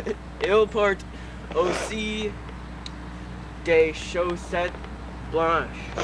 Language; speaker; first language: French; non-native, learner; English